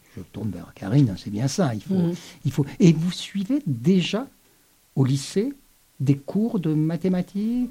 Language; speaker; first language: French; native; French